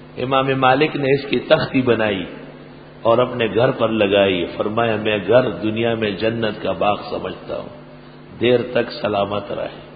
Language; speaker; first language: Urdu; non-native, local second language; Pashto